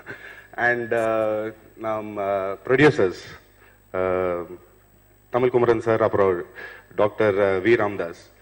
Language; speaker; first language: Tamil; non-native, fluent; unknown